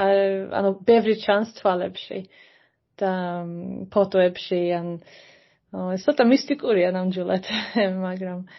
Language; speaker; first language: Georgian; non-native, fluent; Swedish